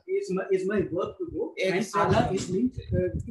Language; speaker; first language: English; non-native, local second language; Hindi